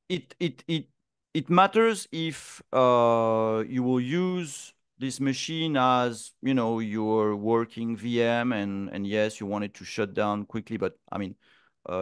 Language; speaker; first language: English; non-native, fluent; French